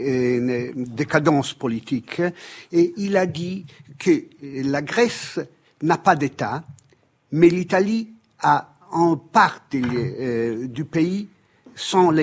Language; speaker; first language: French; non-native, fluent; Italian